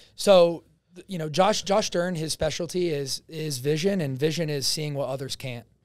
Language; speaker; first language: English; native; English